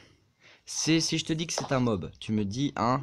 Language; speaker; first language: French; native; French